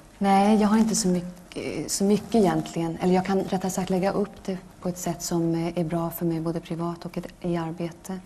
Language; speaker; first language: Swedish; early bilingual, other home language; Norwegian